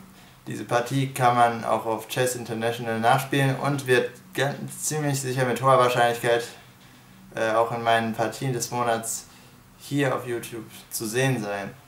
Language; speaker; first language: German; native; German